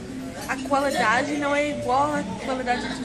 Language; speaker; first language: Portuguese; non-native, learner; English